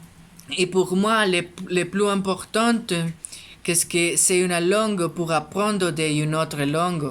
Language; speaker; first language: French; non-native, learner; Spanish